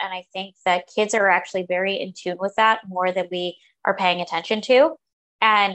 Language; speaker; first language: English; native; English